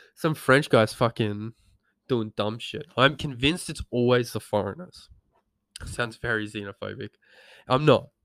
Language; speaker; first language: English; native; English